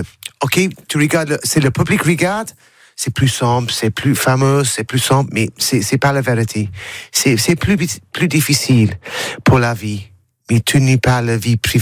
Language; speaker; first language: French; non-native, learner; English